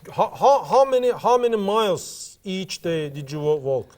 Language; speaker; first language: English; non-native, learner; Turkish